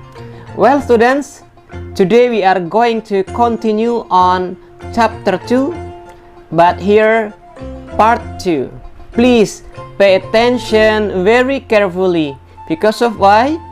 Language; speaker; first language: English; non-native, learner; Indonesian